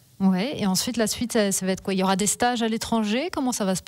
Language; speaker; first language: French; native; French